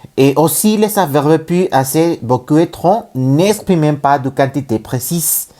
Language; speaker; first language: French; non-native, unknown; Spanish